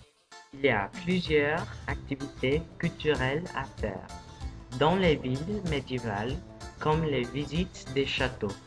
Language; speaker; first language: French; non-native, learner; English